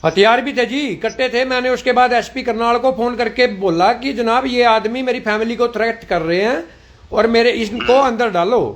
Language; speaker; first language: Hindi; native; Hindi